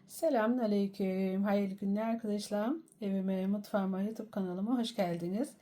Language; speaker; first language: Turkish; native; Turkish